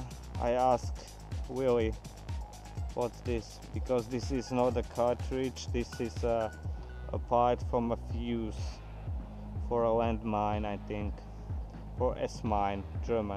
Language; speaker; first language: English; non-native, learner; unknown